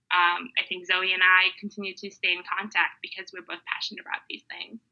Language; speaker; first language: English; early bilingual, other home language; Mongolian